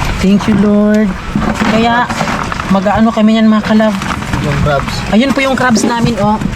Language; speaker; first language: Filipino; non-native, local second language; Cebuano